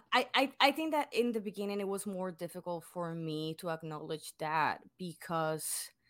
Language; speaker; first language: English; non-native, fluent; Spanish